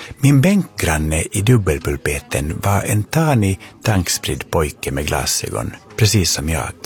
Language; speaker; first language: Swedish; native; Swedish